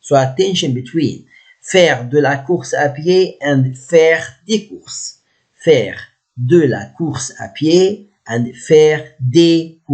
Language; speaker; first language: French; non-native, learner; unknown